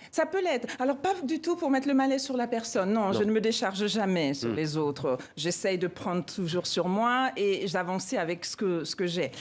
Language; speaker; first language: French; non-native, local second language; Bambara